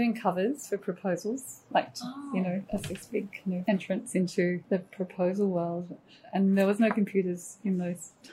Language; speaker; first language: English; native; English